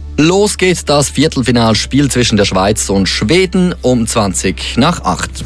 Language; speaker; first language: German; native; German